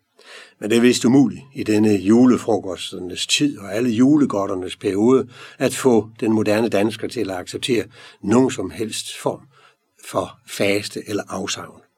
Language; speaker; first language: Danish; native; Danish